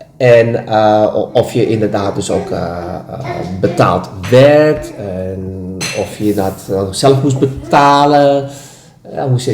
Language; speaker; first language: Dutch; non-native, fluent; Indonesian